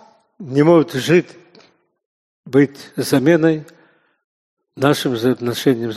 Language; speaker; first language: Russian; native; Russian